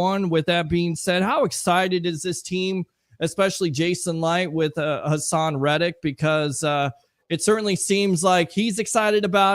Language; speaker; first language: English; native; English